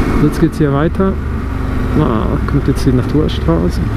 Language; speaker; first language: German; native; German